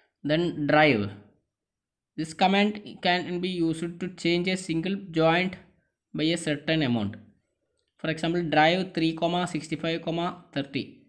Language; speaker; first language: English; non-native, local second language; Malayalam